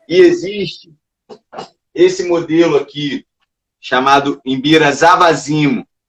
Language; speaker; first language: Portuguese; native; Portuguese